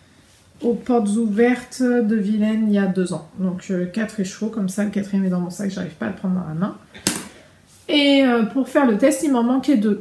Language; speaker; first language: French; native; French